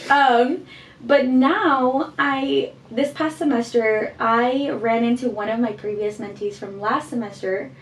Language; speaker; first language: English; early bilingual, heritage; Spanish